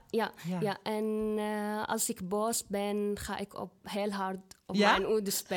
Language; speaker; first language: Dutch; non-native, fluent; Arabic